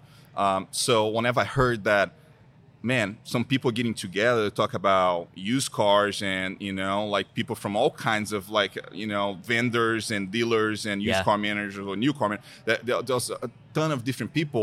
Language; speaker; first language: English; non-native, fluent; Portuguese